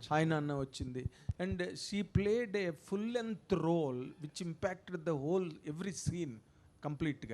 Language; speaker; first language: Telugu; native; Telugu